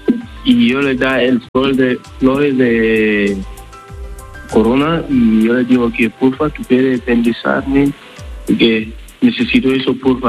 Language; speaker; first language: Spanish; non-native, learner; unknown